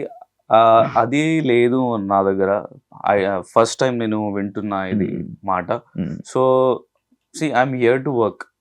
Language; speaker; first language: Telugu; non-native, learner; Hindi